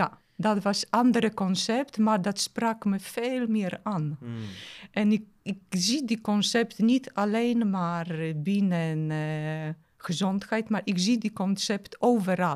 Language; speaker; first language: Dutch; non-native, fluent; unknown